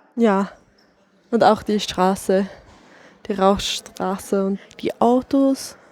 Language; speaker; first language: German; non-native, fluent; Swedish